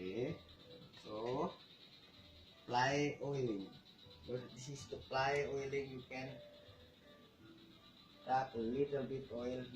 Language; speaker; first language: English; non-native, learner; Indonesian